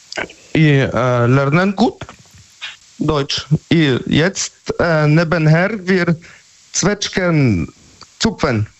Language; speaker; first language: German; non-native, learner; Polish